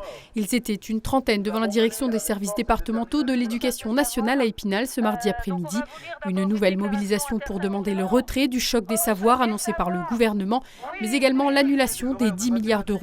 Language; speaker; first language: French; native; French